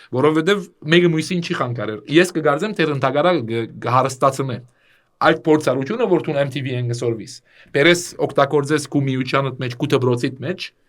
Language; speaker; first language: Armenian; native; Armenian